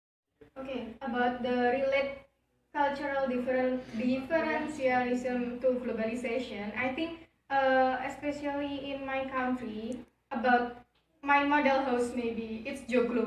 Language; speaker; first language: English; non-native, learner; Javanese